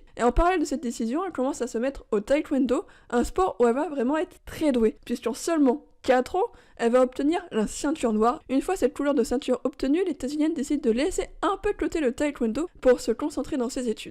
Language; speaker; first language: French; native; French